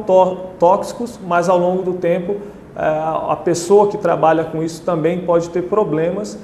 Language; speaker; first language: Portuguese; native; Portuguese